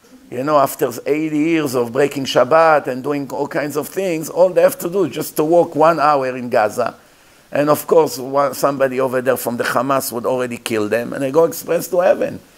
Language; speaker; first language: English; non-native, fluent; Hebrew